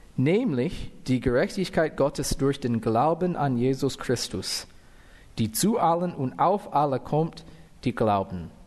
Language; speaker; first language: German; non-native, fluent; English